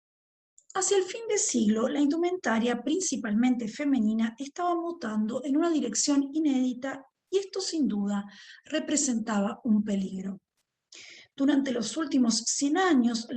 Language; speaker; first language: Spanish; native; Spanish